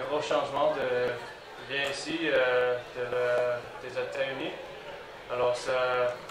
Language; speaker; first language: French; non-native, learner; English